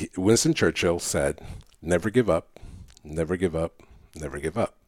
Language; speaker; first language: English; early bilingual, other home language; Spanish